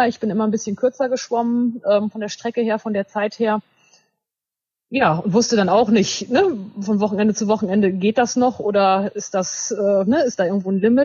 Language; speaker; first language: German; native; German